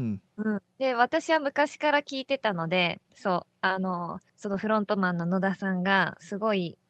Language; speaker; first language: Japanese; native; Japanese